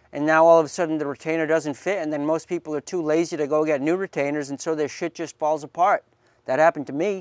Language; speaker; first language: English; native; English